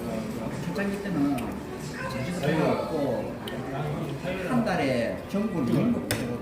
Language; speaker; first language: Korean; native; Korean